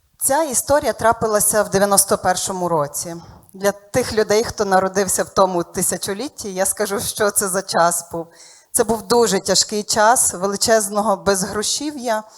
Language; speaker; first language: Ukrainian; native; Ukrainian